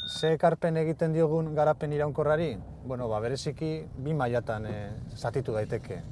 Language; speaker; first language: Basque; native; Basque